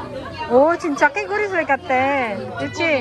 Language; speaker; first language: Korean; non-native, fluent; Hiligaynon